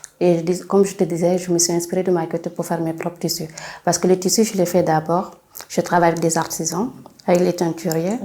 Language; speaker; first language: French; non-native, local second language; Fula